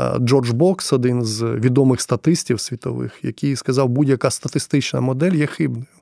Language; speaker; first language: Ukrainian; non-native, local second language; Russian